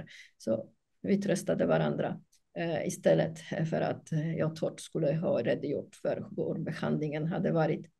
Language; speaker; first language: Swedish; non-native, fluent; Polish